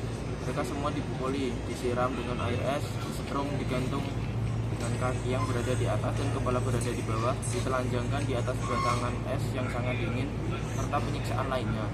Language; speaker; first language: Indonesian; native; Indonesian